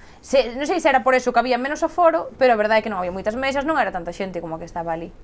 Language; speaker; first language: Galician; native; Galician